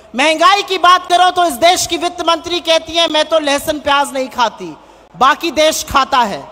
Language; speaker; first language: Hindi; native; Hindi